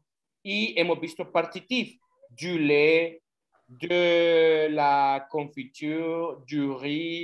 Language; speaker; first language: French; non-native, learner; Spanish